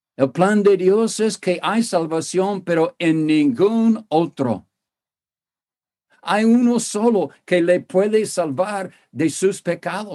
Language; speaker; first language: Spanish; non-native, fluent; English